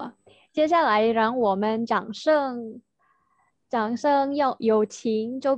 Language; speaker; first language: Chinese; non-native, fluent; Indonesian